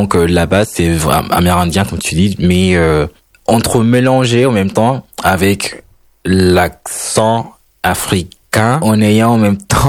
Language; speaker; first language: French; non-native, fluent; Spanish